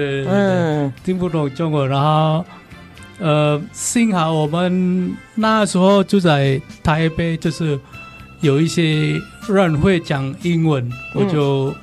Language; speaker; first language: Chinese; non-native, learner; Balinese